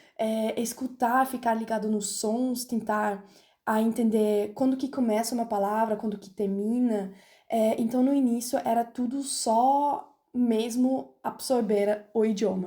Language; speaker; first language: Portuguese; non-native, fluent; German